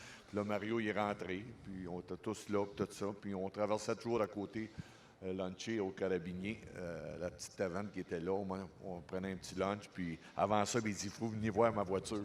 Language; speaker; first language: French; native; French